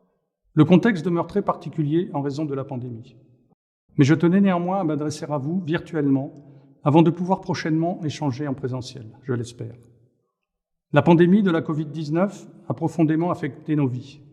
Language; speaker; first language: French; native; French